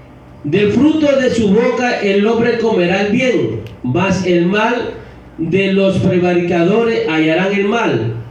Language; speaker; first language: Spanish; native; Spanish